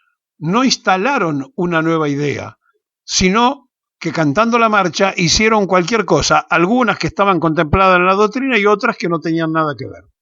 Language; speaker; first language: Spanish; native; Spanish